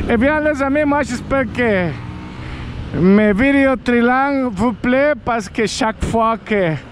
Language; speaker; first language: French; non-native, learner; Spanish